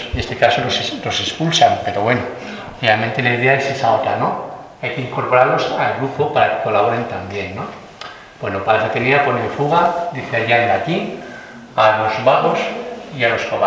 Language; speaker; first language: Spanish; native; Spanish